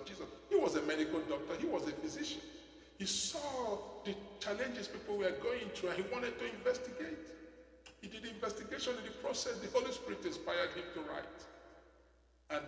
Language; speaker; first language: English; non-native, local second language; Igbo